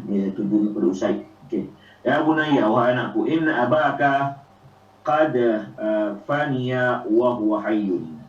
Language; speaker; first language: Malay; native; Malay